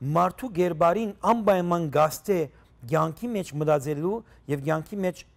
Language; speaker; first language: Armenian; native; Armenian